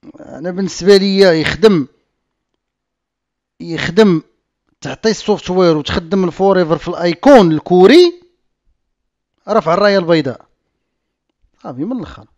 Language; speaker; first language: Arabic; native; Arabic